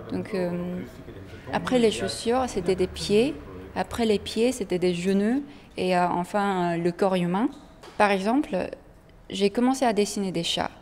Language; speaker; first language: French; non-native, fluent; Korean